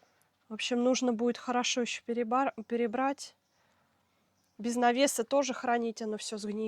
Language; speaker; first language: Russian; native; Russian